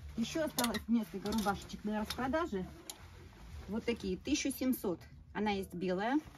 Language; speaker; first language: Russian; native; Russian